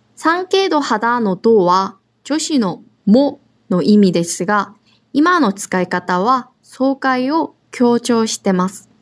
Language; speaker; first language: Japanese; non-native, fluent; Korean